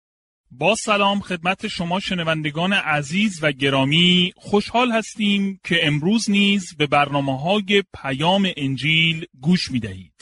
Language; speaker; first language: Persian; native; Persian